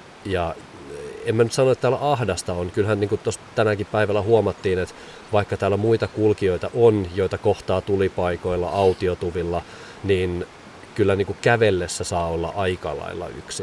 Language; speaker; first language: Finnish; native; Finnish